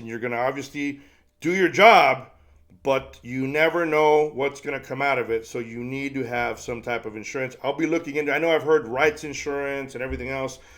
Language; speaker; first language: English; native; English